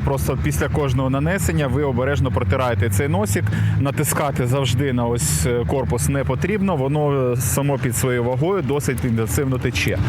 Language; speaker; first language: Ukrainian; native; Ukrainian